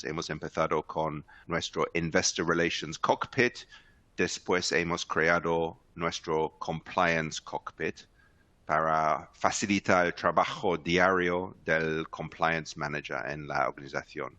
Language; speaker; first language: Spanish; non-native, fluent; English